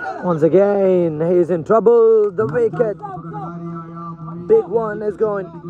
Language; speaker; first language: English; non-native, local second language; Malayalam